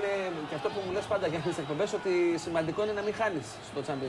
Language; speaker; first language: Greek; native; Greek